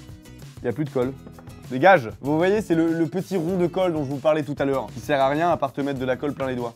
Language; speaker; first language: French; native; French